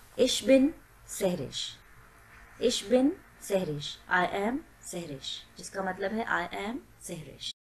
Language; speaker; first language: Urdu; native; Urdu